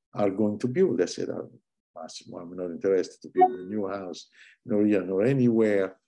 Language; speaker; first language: English; non-native, fluent; Italian